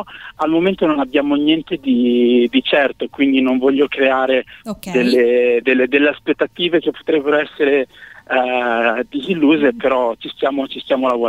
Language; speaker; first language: Italian; native; Italian